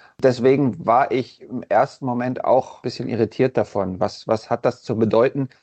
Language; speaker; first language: German; native; German